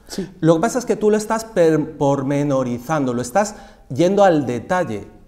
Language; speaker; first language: Spanish; native; Spanish